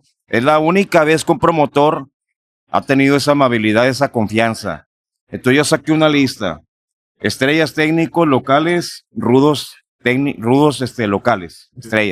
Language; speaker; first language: Spanish; native; Spanish